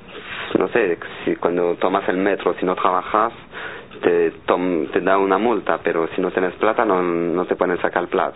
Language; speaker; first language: Spanish; non-native, fluent; French